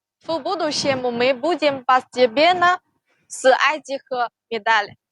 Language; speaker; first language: Russian; non-native, learner; Chinese